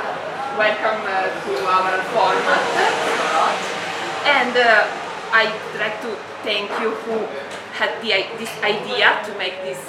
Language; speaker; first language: English; non-native, fluent; Italian